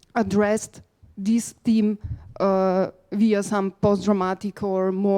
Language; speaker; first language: English; non-native, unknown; Slovenian